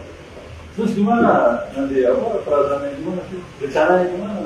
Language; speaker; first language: Indonesian; non-native, fluent; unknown